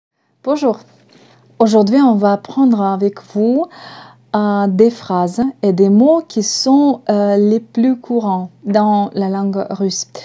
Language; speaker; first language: French; non-native, fluent; Russian